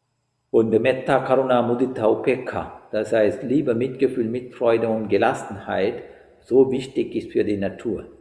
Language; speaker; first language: German; non-native, fluent; Sinhala